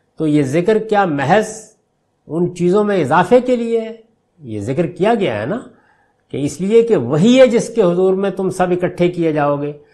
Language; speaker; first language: Urdu; native; Urdu